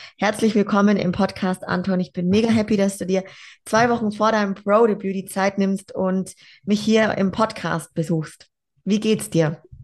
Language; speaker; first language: German; native; German